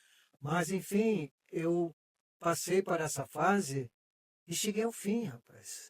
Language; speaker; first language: Portuguese; native; Portuguese